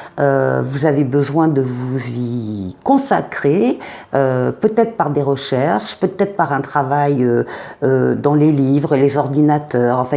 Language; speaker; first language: French; native; French